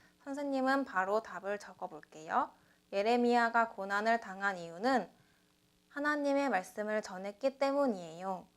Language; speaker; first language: Korean; native; Korean